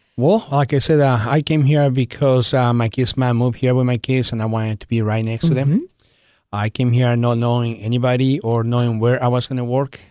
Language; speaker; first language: English; early bilingual, other home language; Spanish